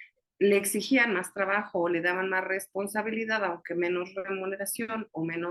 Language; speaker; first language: Spanish; native; Spanish